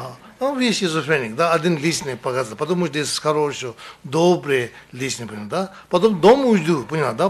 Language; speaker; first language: Russian; non-native, learner; Tibetan